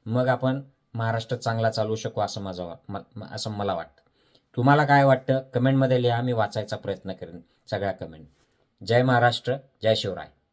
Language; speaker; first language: Marathi; native; Marathi